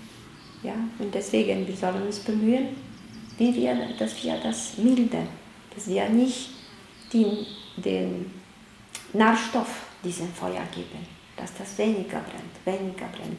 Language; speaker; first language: German; non-native, fluent; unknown